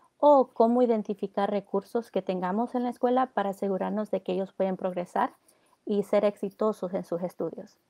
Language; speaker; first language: Spanish; early bilingual, heritage; Spanish